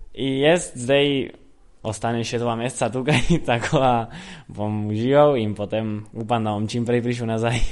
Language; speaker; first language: Slovenian; early bilingual, heritage; Slovenian